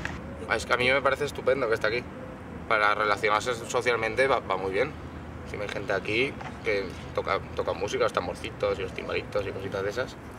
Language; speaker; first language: Spanish; native; Spanish